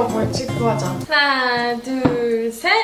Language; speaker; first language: Korean; early bilingual, heritage; English